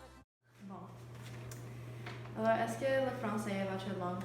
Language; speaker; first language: French; non-native, fluent; English